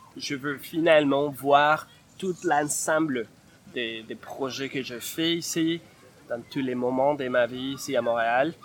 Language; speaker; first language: French; non-native, fluent; Spanish